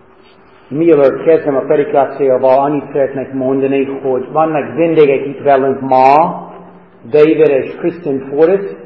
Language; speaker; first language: Hungarian; non-native, fluent; English